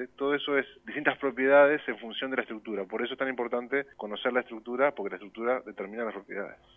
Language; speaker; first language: Spanish; native; Spanish